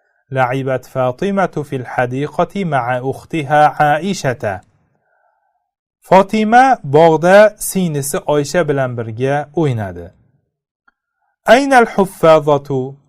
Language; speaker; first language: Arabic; non-native, fluent; Uzbek